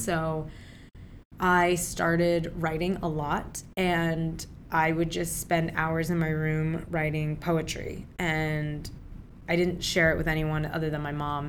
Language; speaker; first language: English; early bilingual, other home language; Urdu